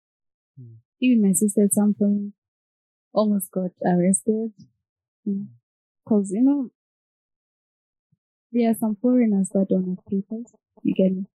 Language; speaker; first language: English; non-native, local second language; Shona